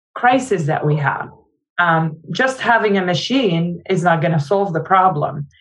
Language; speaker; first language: English; non-native, fluent; Arabic